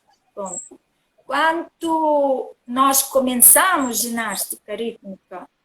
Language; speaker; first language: Portuguese; non-native, learner; Russian